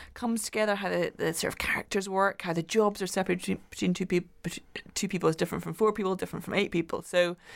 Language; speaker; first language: English; native; English